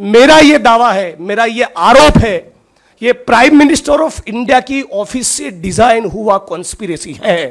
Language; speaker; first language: Hindi; non-native, local second language; Gujarati